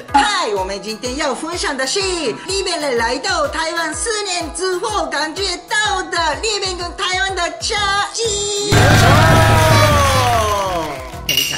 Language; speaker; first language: Chinese; non-native, fluent; Japanese